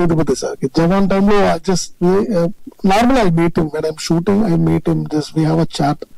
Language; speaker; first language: Telugu; non-native, learner; Tamil